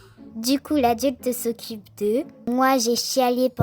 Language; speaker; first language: French; native; French